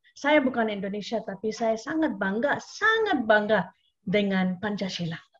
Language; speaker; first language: Indonesian; non-native, fluent; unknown